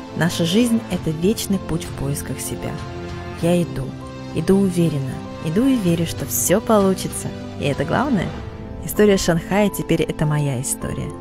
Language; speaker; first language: Russian; native; Russian